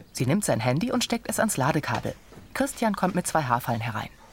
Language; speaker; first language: German; native; German